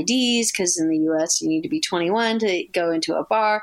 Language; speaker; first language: English; native; English